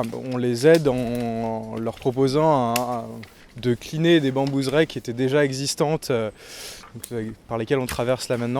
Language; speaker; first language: French; native; French